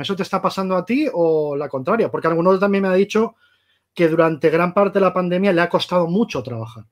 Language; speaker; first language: Spanish; native; Spanish